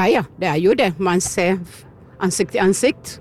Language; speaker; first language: Norwegian; non-native, learner; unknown